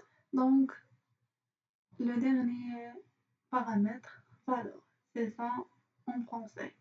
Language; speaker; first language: French; non-native, fluent; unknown